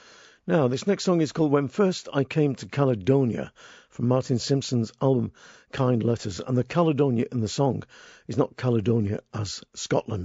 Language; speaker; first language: English; native; English